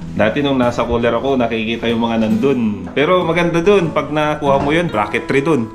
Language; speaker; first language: Filipino; non-native, local second language; Iloko